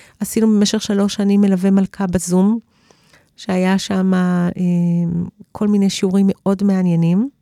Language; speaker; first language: Hebrew; early bilingual, other home language; English